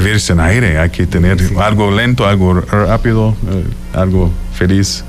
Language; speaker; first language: Spanish; non-native, fluent; English